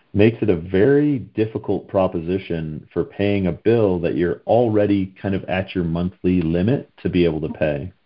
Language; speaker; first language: English; native; English